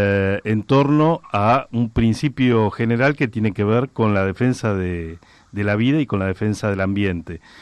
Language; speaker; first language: Spanish; native; Spanish